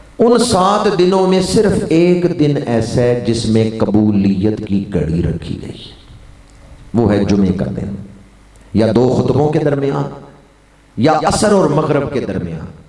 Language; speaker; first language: Urdu; non-native, local second language; Punjabi